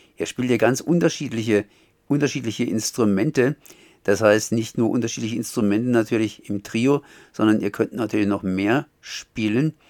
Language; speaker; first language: German; native; German